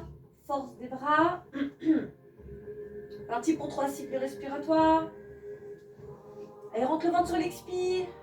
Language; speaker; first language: French; native; French